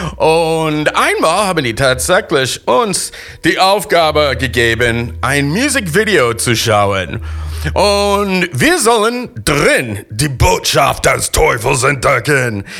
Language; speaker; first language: German; non-native, learner; English